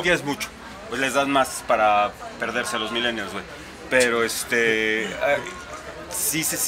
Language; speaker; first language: Spanish; native; Spanish